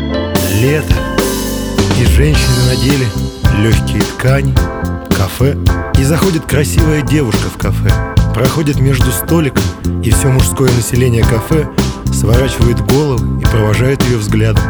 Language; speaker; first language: Russian; native; Russian